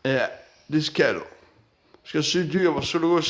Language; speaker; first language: Danish; non-native, learner; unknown